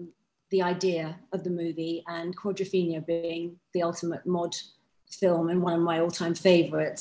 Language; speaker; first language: English; native; English